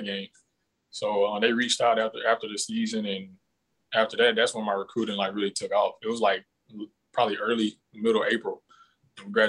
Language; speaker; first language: English; native; English